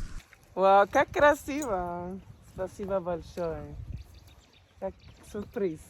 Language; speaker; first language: Russian; non-native, learner; German